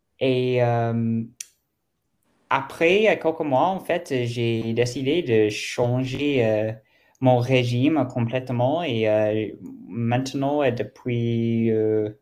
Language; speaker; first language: French; non-native, learner; German